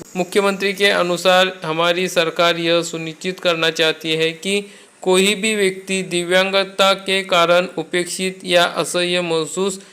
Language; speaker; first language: Hindi; non-native, local second language; Marathi